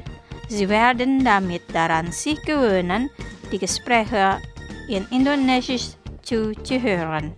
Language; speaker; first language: German; non-native, fluent; Indonesian